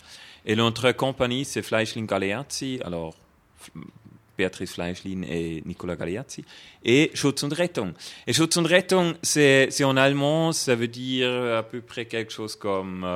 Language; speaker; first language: French; non-native, fluent; German